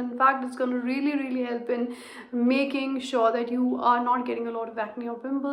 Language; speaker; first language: English; non-native, local second language; Hindi